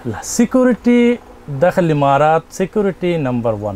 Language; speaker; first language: Arabic; non-native, learner; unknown